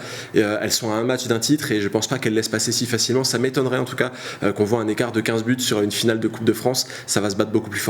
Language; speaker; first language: French; native; French